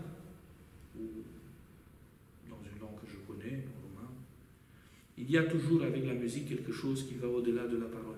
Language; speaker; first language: French; non-native, fluent; Romanian